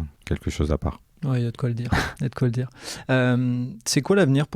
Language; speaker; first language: French; native; French